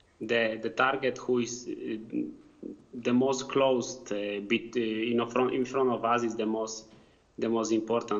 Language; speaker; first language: English; non-native, fluent; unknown